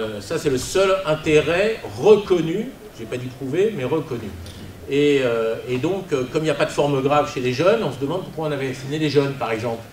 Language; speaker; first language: French; native; French